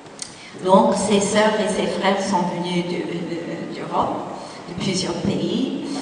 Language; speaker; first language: French; non-native, fluent; English